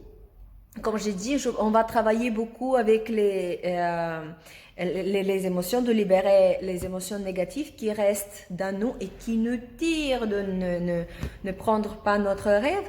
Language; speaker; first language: French; non-native, learner; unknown